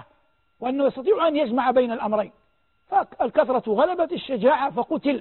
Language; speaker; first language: Arabic; native; Arabic